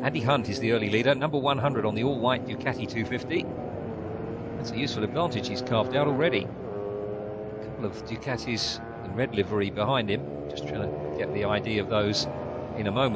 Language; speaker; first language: English; native; English